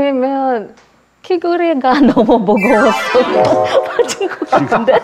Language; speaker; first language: Korean; non-native, learner; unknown